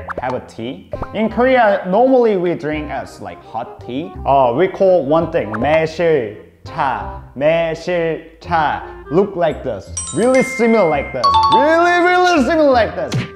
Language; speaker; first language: English; early bilingual, other home language; Korean